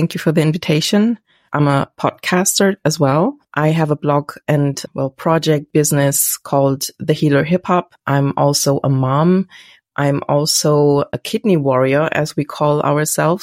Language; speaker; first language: English; non-native, fluent; German